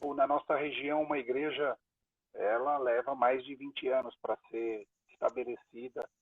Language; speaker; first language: Portuguese; native; Portuguese